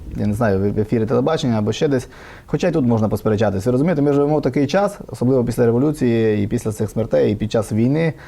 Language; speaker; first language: Ukrainian; native; Ukrainian